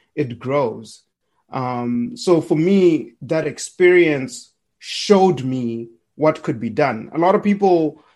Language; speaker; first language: English; non-native, local second language; Shona